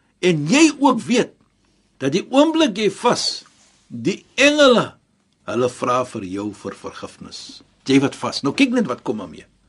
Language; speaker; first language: Afrikaans; non-native, fluent; Arabic